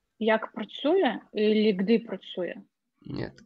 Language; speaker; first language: Polish; non-native, learner; Russian